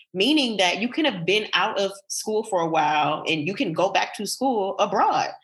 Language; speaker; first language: English; native; English